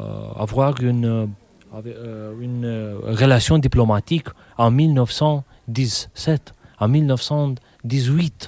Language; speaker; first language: French; non-native, fluent; Romanian